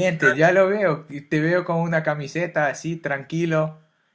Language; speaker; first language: Spanish; non-native, fluent; French